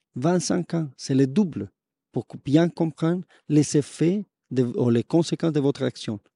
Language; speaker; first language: French; non-native, fluent; Spanish